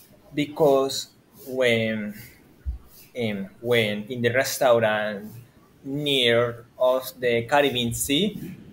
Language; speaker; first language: English; non-native, learner; Spanish